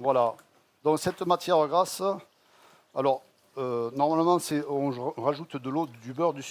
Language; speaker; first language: French; native; French